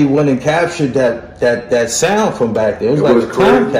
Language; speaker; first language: English; native; English